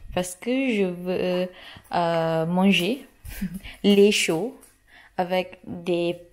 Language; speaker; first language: French; non-native, learner; Malay